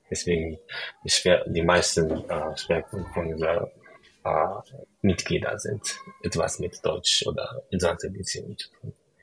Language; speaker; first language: German; non-native, fluent; Japanese